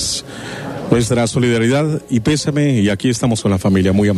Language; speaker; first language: Spanish; native; Spanish